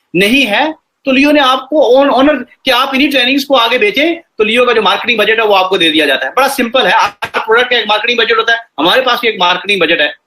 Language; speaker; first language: Urdu; non-native, local second language; Punjabi